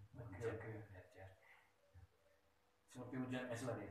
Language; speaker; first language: Indonesian; native; Indonesian